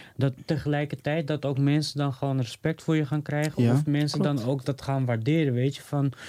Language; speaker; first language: Dutch; native; Dutch